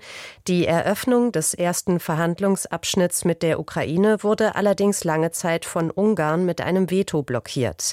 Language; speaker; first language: German; native; German